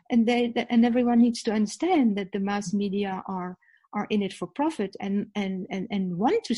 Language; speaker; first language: English; non-native, fluent; Dutch